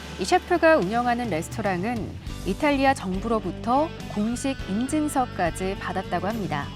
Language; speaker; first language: Korean; native; Korean